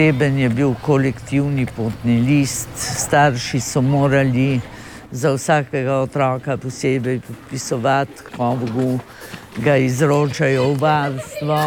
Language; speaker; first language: Slovenian; native; Slovenian